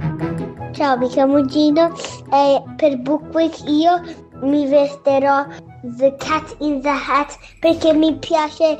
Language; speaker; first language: Italian; early bilingual, heritage; English